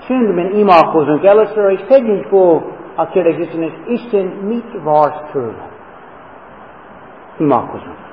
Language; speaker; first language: Hungarian; non-native, fluent; English